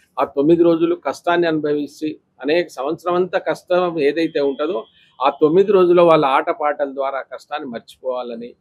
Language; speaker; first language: Telugu; non-native, local second language; Lambadi